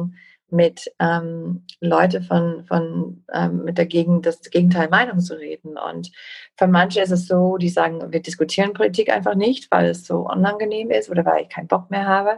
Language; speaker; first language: German; non-native, fluent; English